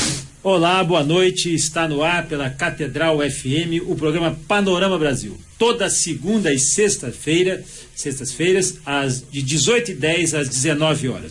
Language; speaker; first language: Portuguese; native; Portuguese